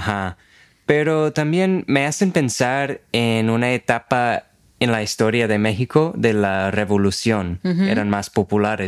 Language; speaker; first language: Spanish; non-native, fluent; English